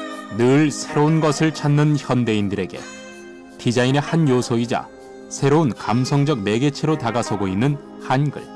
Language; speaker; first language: Korean; native; Korean